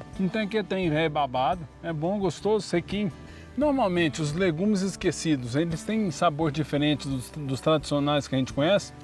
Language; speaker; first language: Portuguese; native; Portuguese